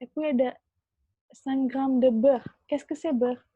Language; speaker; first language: French; non-native, fluent; Indonesian